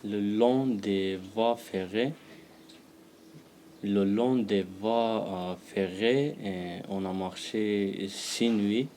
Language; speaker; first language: French; non-native, learner; Pashto